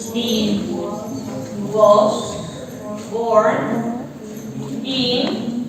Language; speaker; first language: English; non-native, fluent; Spanish